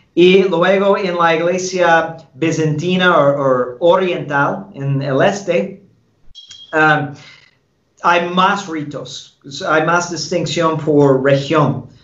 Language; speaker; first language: Spanish; non-native, fluent; English